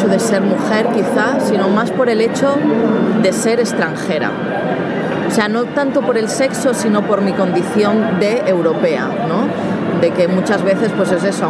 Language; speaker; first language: Spanish; native; Spanish